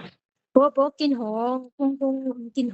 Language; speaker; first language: Cantonese; non-native, learner; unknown